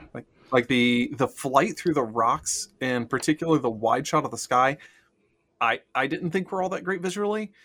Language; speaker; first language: English; native; English